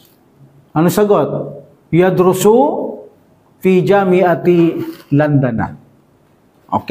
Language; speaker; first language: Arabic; non-native, fluent; Filipino